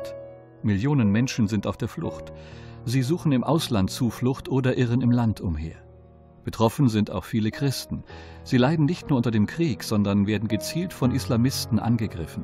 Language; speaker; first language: German; native; German